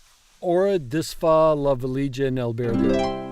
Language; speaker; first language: Italian; non-native, learner; English